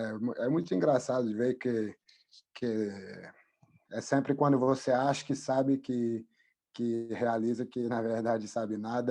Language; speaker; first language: Portuguese; non-native, fluent; French